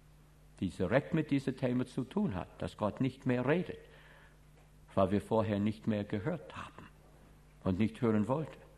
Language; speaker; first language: German; non-native, fluent; English